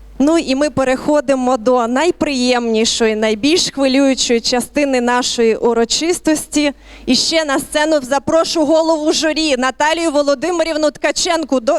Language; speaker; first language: Ukrainian; native; Ukrainian